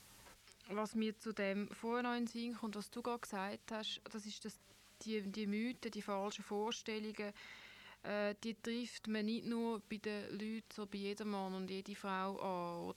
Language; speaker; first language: German; native; German